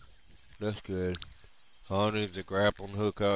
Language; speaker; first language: English; native; English